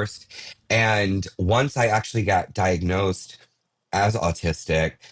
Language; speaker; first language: English; native; English